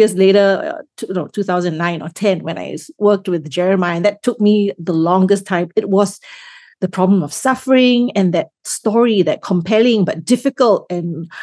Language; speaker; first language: English; native; English